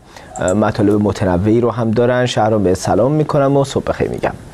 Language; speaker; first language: Persian; native; Persian